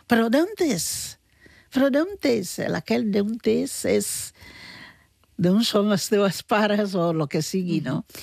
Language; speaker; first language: Catalan; non-native, fluent; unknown